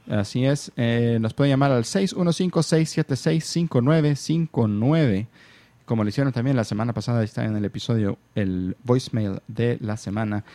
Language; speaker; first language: Spanish; native; Spanish